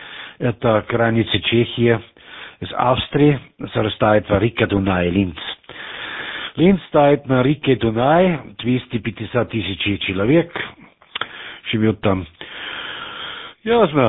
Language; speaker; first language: Russian; non-native, learner; German